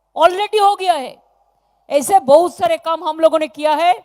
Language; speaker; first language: Hindi; non-native, local second language; Bangla